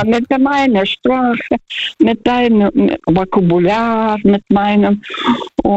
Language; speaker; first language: German; non-native, fluent; Russian